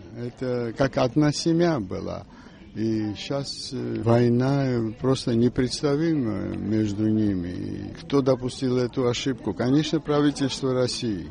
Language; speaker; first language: Russian; non-native, local second language; Georgian